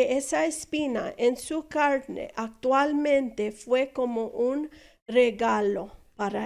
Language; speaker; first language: Spanish; non-native, fluent; English